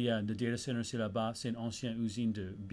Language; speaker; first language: French; early bilingual, heritage; English